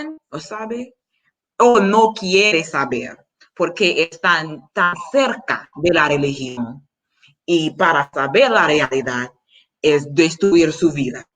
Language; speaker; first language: Spanish; non-native, learner; English